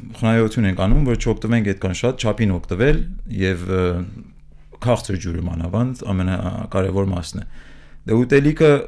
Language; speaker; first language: Armenian; early bilingual, heritage; Armenian